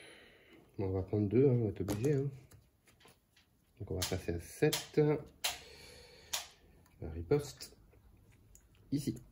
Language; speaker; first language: French; native; French